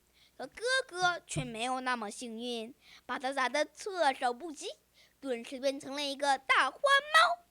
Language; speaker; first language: Chinese; early bilingual, heritage; Chinese